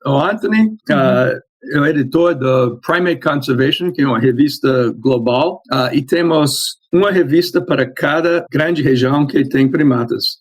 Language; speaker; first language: Portuguese; non-native, fluent; English